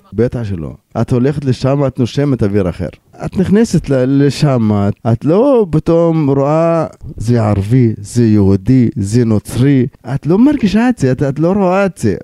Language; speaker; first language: Hebrew; non-native, local second language; Arabic